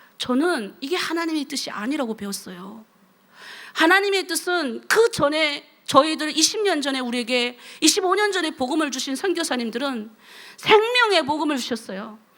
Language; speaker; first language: Korean; native; Korean